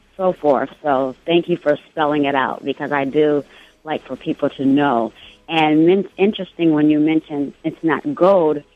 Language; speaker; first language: English; native; English